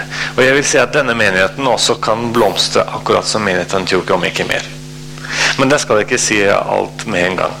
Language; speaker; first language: Norwegian; non-native, fluent; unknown